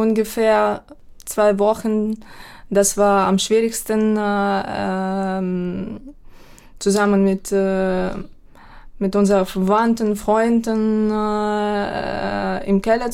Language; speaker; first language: German; non-native, fluent; Ukrainian